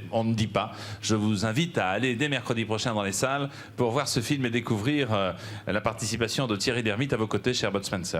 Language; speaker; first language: French; native; French